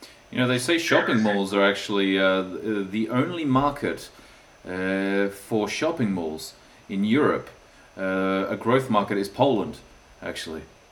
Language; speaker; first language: English; native; English